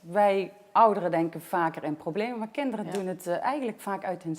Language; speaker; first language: Dutch; native; Dutch